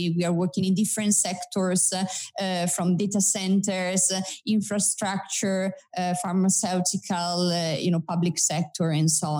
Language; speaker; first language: English; non-native, fluent; Italian